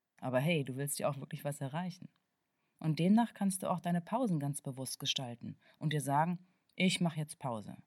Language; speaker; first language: German; native; German